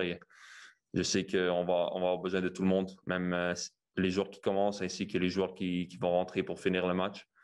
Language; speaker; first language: French; non-native, local second language; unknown